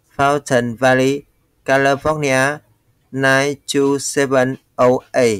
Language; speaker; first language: English; non-native, fluent; Vietnamese